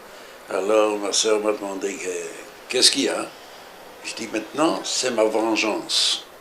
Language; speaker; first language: French; early bilingual, other home language; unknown